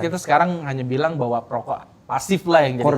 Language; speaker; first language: Indonesian; native; Indonesian